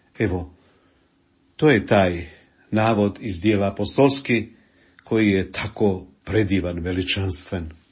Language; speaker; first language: Croatian; native; Croatian